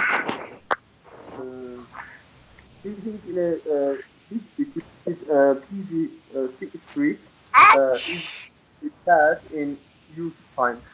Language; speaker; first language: English; non-native, learner; Persian